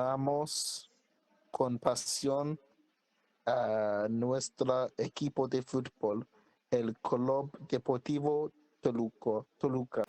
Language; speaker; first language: Spanish; non-native, learner; English